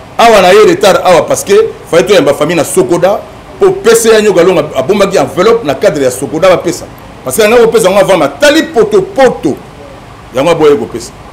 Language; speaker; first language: Lingala; native; Lingala